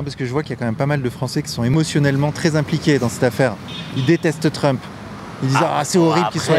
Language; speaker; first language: French; native; French